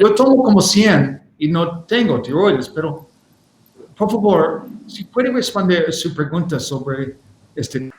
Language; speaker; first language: Spanish; non-native, learner; English